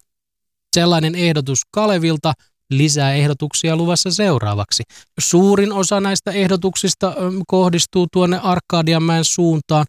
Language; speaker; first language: Finnish; native; Finnish